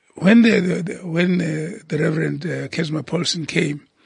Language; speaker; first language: English; non-native, local second language; Southern Sotho